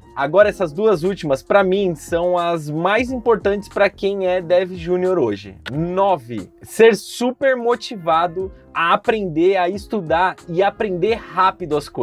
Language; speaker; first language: Portuguese; native; Portuguese